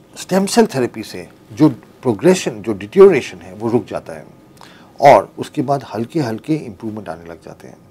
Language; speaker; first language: Hindi; native; Hindi